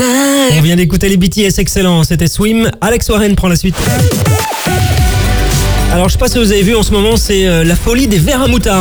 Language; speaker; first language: French; native; French